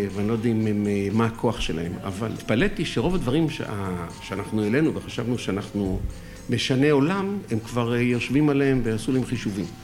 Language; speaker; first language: Hebrew; early bilingual, other home language; French